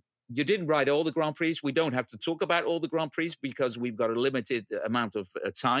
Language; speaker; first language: English; non-native, fluent; Dutch